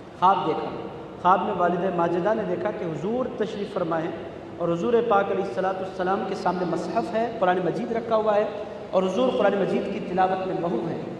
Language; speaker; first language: Urdu; native; Urdu